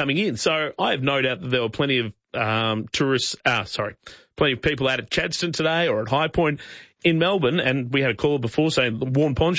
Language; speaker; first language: English; native; English